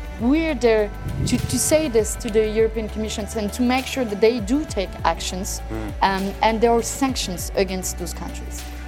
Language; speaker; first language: English; non-native, fluent; French